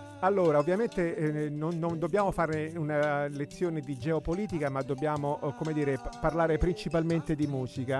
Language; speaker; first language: Italian; native; Italian